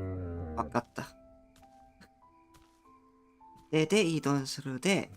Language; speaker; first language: Japanese; non-native, learner; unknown